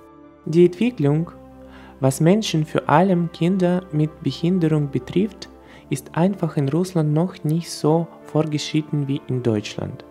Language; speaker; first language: German; non-native, fluent; Russian